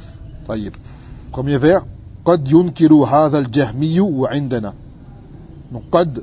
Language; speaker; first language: Arabic; non-native, fluent; French